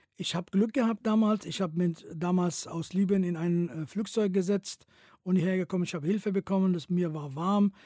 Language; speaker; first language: German; non-native, fluent; Kurdish